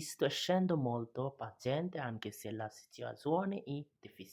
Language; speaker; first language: Italian; non-native, learner; Bangla